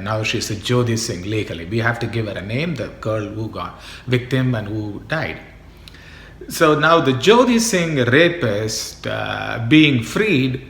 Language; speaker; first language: English; non-native, local second language; Tamil